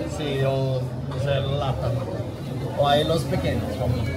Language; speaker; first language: Spanish; non-native, learner; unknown